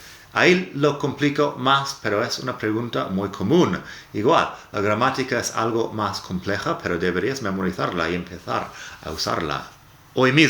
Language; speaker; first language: Spanish; non-native, fluent; English